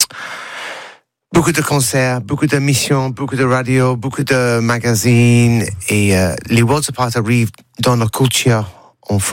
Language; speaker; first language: French; non-native, learner; English